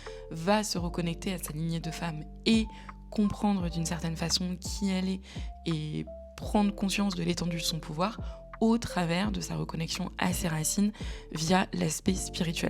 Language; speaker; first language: French; native; French